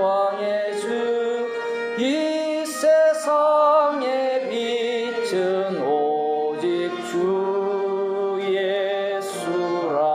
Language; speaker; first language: Korean; native; Korean